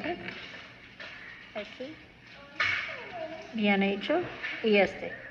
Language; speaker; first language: Spanish; non-native, learner; English